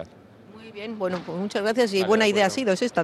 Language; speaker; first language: Spanish; native; Spanish